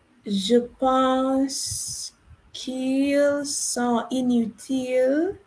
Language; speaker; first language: French; non-native, learner; English